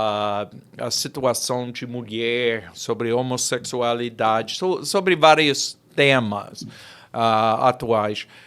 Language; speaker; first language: Portuguese; non-native, fluent; English